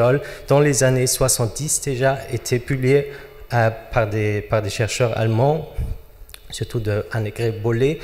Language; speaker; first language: French; non-native, fluent; German